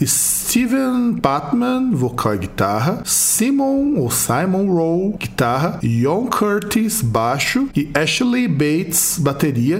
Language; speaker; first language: Portuguese; native; Portuguese